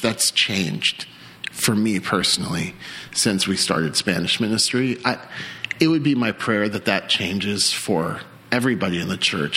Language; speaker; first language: English; native; English